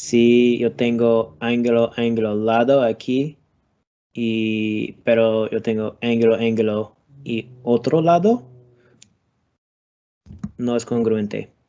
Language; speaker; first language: Spanish; non-native, learner; English